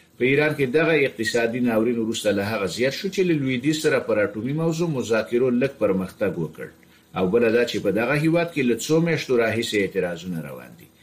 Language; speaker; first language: Pashto; native; Pashto